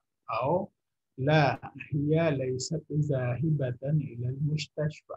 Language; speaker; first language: Arabic; non-native, fluent; Indonesian